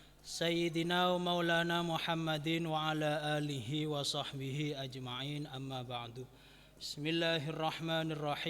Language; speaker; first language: Arabic; non-native, fluent; Javanese